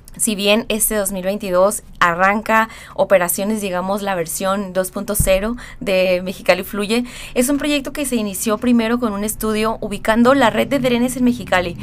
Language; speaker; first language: Spanish; native; Spanish